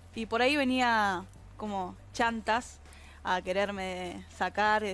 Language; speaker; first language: Spanish; native; Spanish